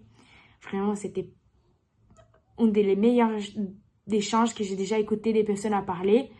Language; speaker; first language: French; non-native, learner; Portuguese